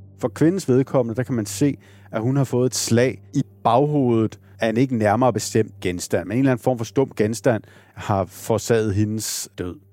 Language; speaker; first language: Danish; native; Danish